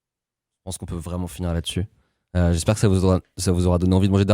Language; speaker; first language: French; native; French